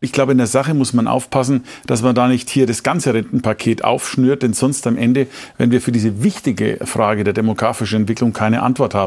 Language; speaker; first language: German; native; German